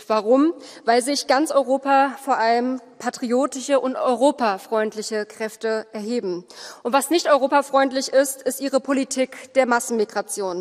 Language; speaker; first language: German; native; German